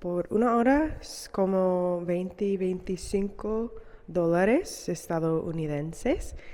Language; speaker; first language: Spanish; non-native, learner; English